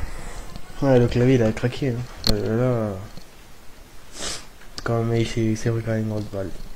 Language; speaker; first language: French; native; French